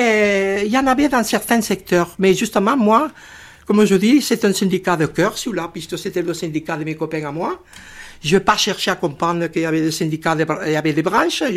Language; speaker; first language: French; non-native, fluent; Spanish